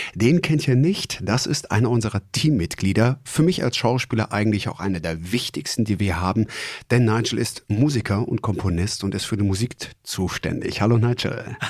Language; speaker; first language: German; native; German